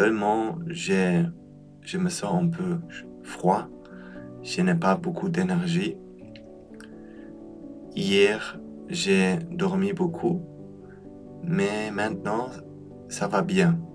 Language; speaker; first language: French; non-native, fluent; German